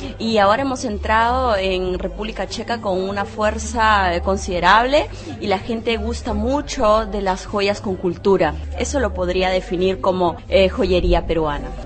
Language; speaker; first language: Spanish; native; Spanish